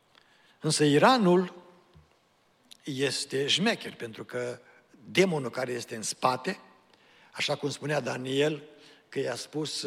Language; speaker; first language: Romanian; native; Romanian